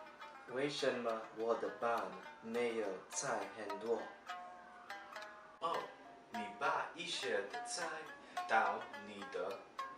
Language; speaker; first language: Chinese; non-native, learner; English